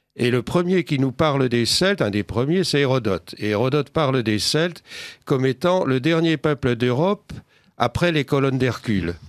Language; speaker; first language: French; native; French